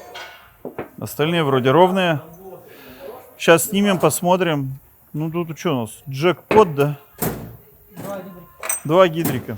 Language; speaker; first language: Russian; native; Russian